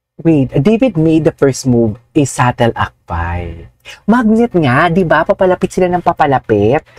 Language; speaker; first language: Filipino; non-native, local second language; Hiligaynon